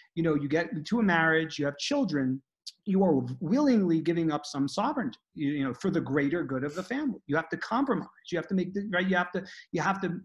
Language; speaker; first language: English; native; English